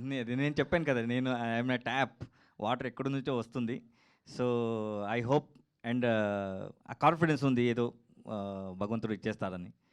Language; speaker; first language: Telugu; non-native, learner; Kannada